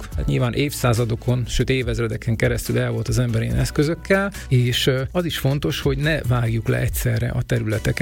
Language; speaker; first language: Hungarian; native; Hungarian